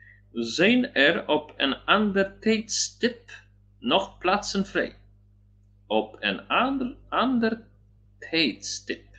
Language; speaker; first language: Dutch; non-native, learner; Polish